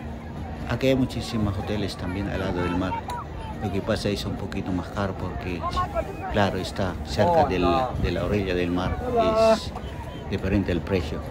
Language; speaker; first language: Spanish; non-native, fluent; Filipino